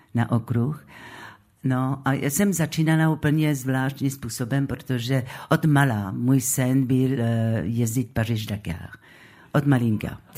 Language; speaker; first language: Czech; non-native, fluent; French